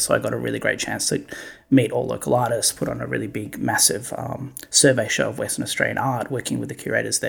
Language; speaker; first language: English; native; English